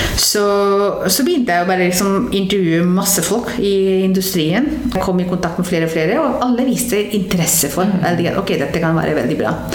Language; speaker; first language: Norwegian; non-native, fluent; Hindi